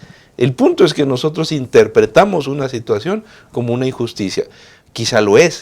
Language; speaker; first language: Spanish; native; Spanish